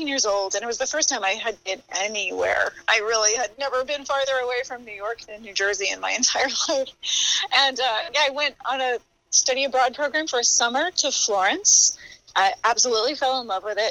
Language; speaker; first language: English; native; English